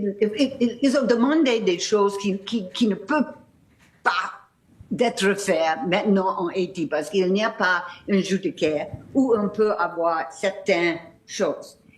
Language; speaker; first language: French; non-native, fluent; English